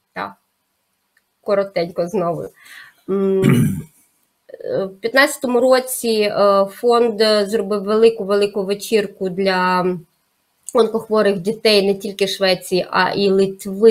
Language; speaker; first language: Ukrainian; native; Ukrainian